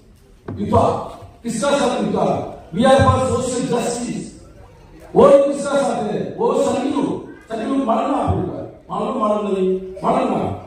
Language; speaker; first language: Hindi; non-native, local second language; Tamil